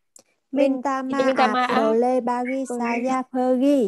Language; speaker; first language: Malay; non-native, learner; Vietnamese